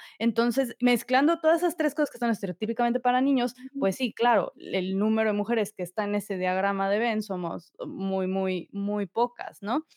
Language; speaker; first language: Spanish; native; Spanish